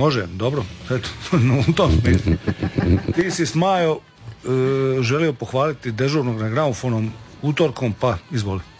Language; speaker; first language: Serbian; native; Serbian